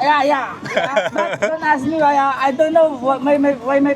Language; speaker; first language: English; non-native, local second language; Filipino